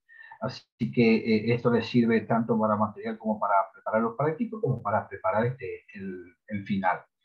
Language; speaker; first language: Spanish; native; Spanish